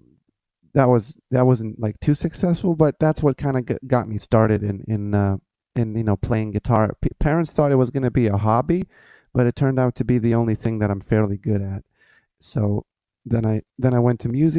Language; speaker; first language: English; non-native, fluent; Lithuanian